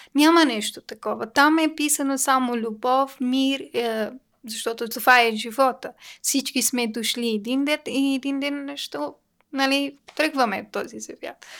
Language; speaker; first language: Bulgarian; non-native, learner; Persian